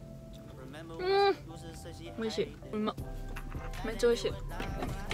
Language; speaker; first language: Japanese; native; Japanese